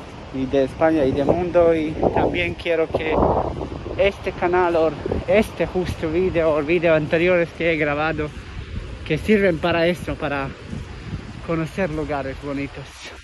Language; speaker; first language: Spanish; non-native, learner; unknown